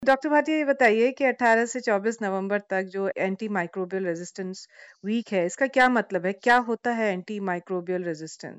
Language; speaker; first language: Hindi; native; Hindi